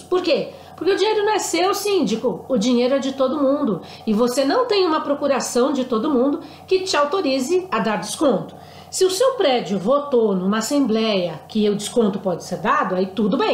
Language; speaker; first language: Portuguese; native; Portuguese